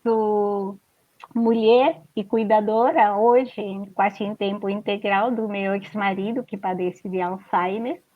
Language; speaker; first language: Portuguese; non-native, fluent; Spanish